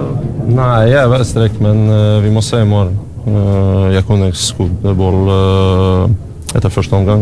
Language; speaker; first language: Norwegian; non-native, learner; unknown